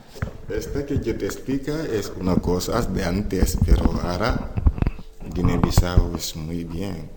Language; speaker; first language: Spanish; non-native, learner; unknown